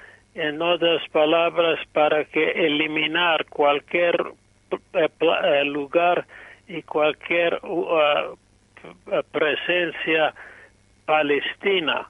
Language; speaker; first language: Spanish; non-native, fluent; English